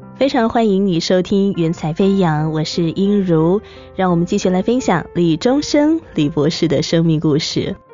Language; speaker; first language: Chinese; native; Chinese